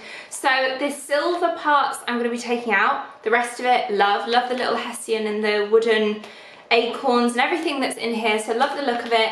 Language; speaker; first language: English; native; English